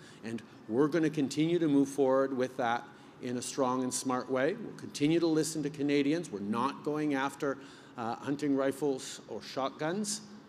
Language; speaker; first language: English; early bilingual, other home language; French